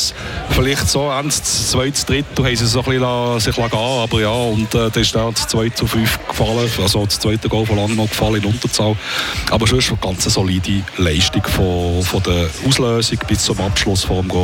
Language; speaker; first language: German; native; German